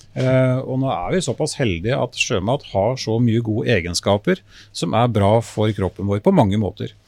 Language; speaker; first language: Norwegian; native; Norwegian